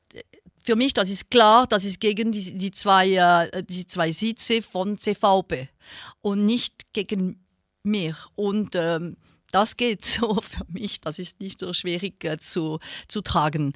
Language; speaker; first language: German; non-native, local second language; French